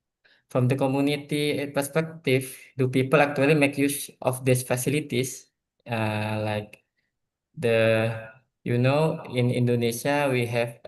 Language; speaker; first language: English; non-native, learner; Indonesian